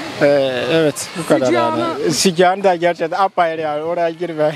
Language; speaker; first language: Turkish; non-native, fluent; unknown